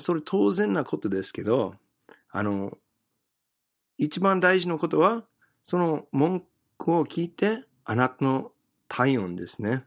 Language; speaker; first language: Japanese; non-native, fluent; English